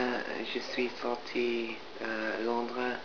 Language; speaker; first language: French; non-native, learner; English